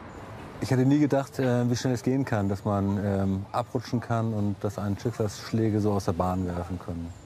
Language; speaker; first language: German; native; German